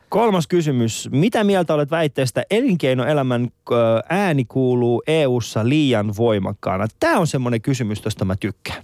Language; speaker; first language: Finnish; early bilingual, other home language; Persian